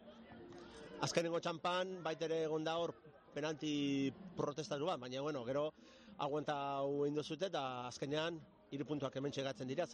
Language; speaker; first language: Basque; native; Basque